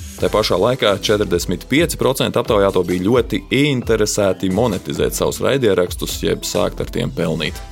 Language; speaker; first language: Latvian; native; Latvian